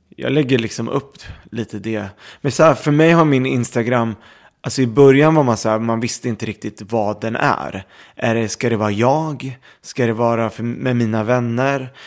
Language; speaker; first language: Swedish; early bilingual, other home language; Arabic